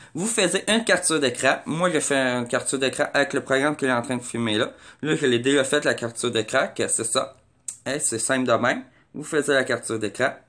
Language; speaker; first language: French; native; French